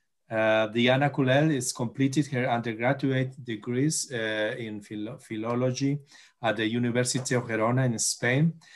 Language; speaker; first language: English; non-native, fluent; Spanish